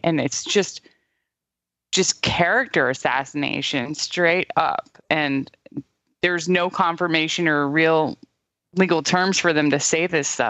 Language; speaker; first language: English; native; English